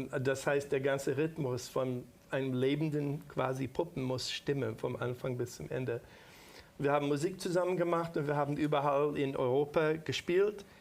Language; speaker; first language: German; non-native, fluent; English